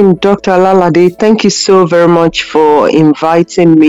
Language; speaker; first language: English; non-native, local second language; Yoruba